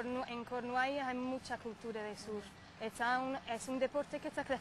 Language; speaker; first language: Spanish; non-native, fluent; English